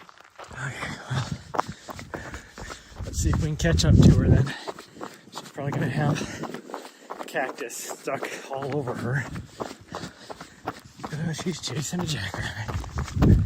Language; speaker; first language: English; native; English